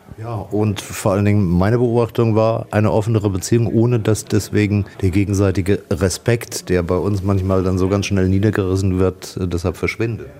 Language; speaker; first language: German; native; German